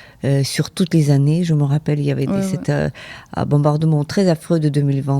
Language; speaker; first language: French; non-native, fluent; Ukrainian